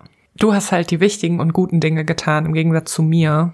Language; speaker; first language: German; native; German